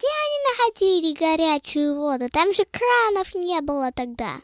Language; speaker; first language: Russian; early bilingual, heritage; Russian